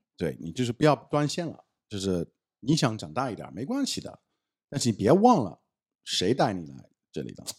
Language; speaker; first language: Chinese; non-native, fluent; English